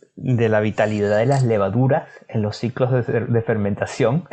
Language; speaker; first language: Spanish; native; Spanish